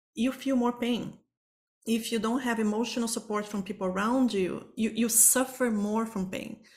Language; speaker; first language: English; non-native, fluent; Portuguese